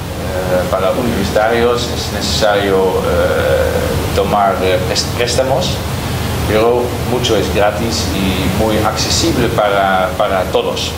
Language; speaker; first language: Spanish; non-native, learner; Dutch